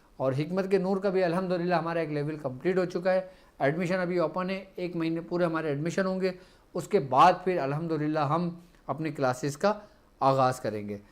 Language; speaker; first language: Urdu; native; Urdu